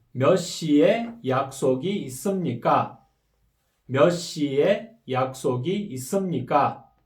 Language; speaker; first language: Korean; non-native, fluent; Kyrgyz